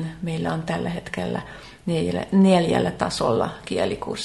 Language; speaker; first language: Finnish; non-native, fluent; Hungarian